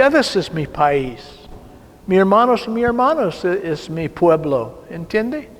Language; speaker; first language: Spanish; non-native, learner; English